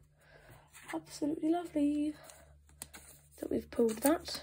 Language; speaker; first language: English; native; English